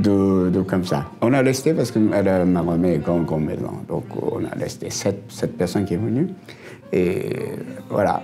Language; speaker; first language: French; non-native, learner; Japanese